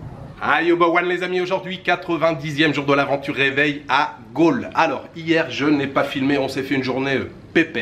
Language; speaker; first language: French; native; French